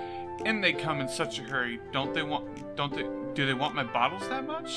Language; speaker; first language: English; native; English